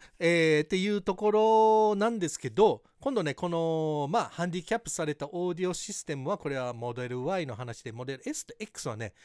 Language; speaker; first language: Japanese; early bilingual, heritage; Japanese